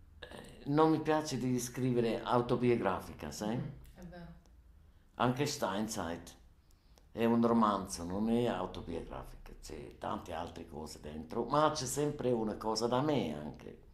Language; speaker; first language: Italian; non-native, learner; German